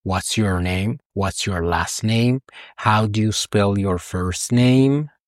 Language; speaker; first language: English; non-native, fluent; Persian